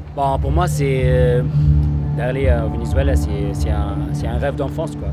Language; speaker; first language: French; non-native, local second language; Arabic